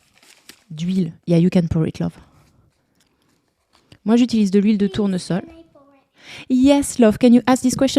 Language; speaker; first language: French; native; French